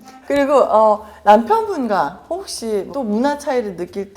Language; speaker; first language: Korean; native; Korean